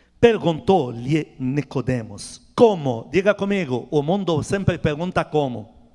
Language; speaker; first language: Portuguese; non-native, fluent; Arabic